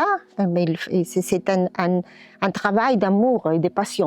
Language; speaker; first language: French; non-native, learner; Spanish